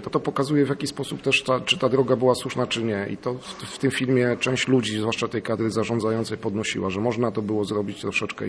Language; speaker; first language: Polish; native; Polish